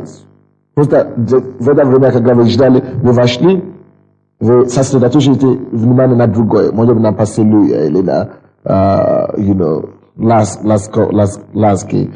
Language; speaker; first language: Russian; non-native, fluent; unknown